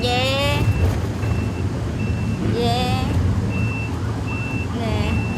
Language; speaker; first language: Korean; non-native, learner; Vietnamese